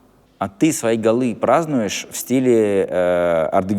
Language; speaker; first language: Russian; native; Russian